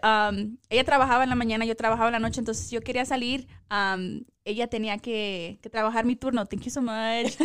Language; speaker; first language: Spanish; early bilingual, other home language; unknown